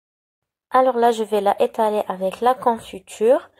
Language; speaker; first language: French; non-native, local second language; Arabic